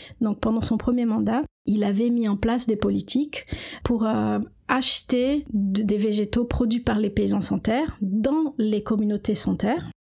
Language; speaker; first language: French; non-native, fluent; Portuguese